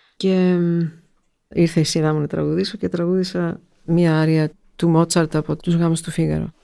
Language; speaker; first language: Greek; early bilingual, heritage; Greek